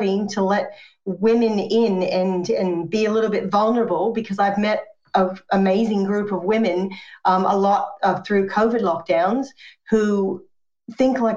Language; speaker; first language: English; native; English